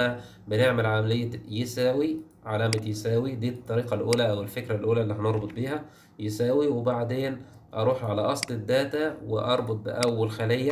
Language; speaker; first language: Arabic; native; Arabic